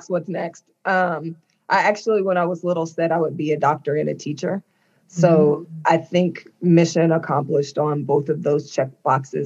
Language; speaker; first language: English; native; English